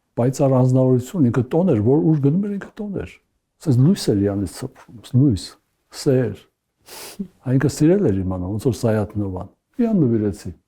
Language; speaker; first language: Armenian; early bilingual, heritage; Armenian